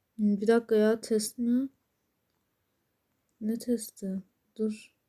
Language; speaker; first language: Turkish; native; Turkish